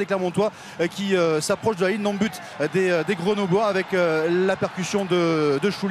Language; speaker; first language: French; native; French